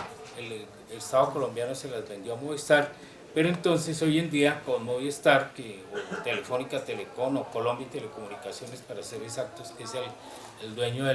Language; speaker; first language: Spanish; native; Spanish